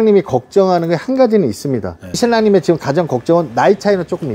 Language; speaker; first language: Korean; native; Korean